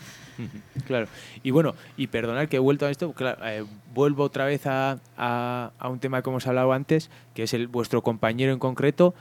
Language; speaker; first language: Spanish; native; Spanish